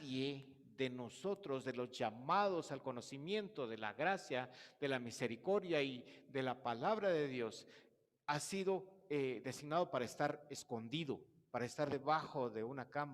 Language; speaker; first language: Spanish; native; Spanish